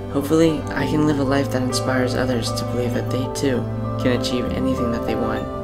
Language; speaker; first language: English; native; English